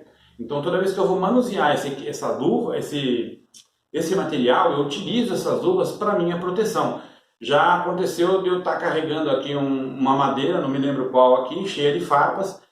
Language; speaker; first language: Portuguese; native; Portuguese